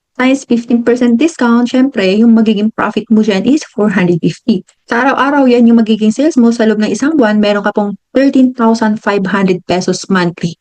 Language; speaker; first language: Filipino; non-native, local second language; Hiligaynon